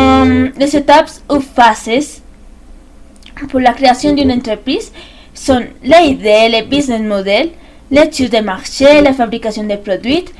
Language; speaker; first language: French; non-native, learner; Spanish